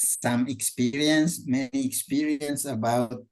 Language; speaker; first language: English; non-native, fluent; Indonesian